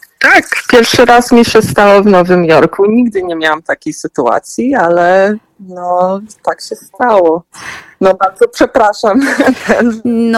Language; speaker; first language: Polish; early bilingual, heritage; Polish